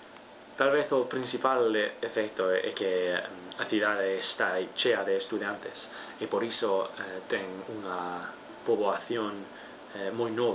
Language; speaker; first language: Galician; non-native, learner; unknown